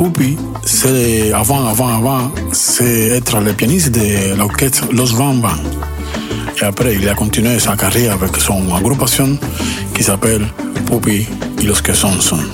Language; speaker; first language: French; non-native, learner; Spanish